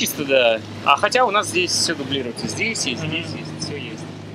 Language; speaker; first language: Russian; native; Russian